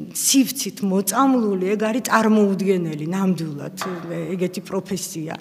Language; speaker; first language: Georgian; early bilingual, other home language; Russian